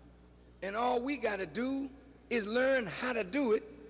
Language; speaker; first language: English; native; English